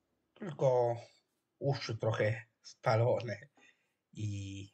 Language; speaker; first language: Polish; non-native, fluent; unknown